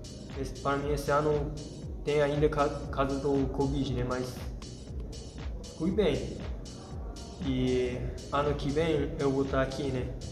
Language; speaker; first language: Portuguese; non-native, learner; Japanese